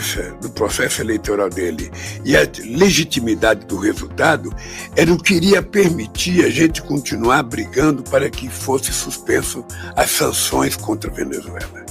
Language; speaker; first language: Portuguese; native; Portuguese